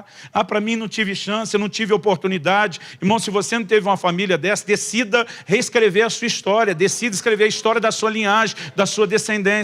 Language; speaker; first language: Portuguese; native; Portuguese